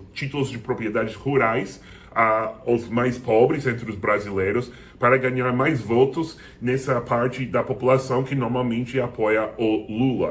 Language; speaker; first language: Portuguese; non-native, fluent; English